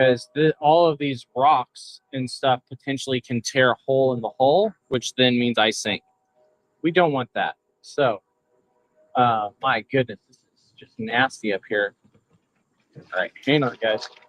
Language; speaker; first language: English; native; English